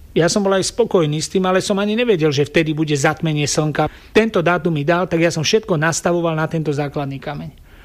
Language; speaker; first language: Slovak; native; Slovak